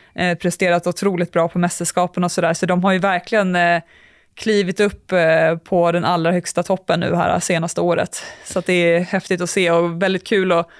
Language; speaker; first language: Swedish; native; Swedish